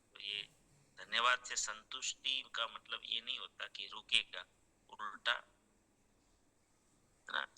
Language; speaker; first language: Hindi; native; Hindi